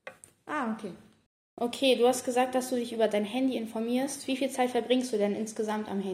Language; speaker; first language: German; native; German